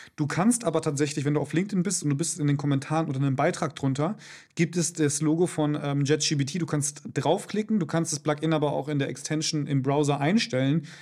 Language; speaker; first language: German; native; German